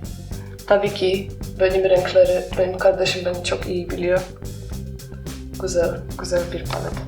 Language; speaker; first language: Turkish; non-native, learner; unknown